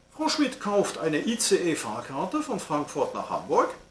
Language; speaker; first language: German; non-native, fluent; French